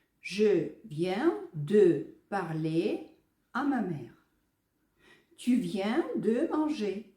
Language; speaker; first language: French; non-native, fluent; Ukrainian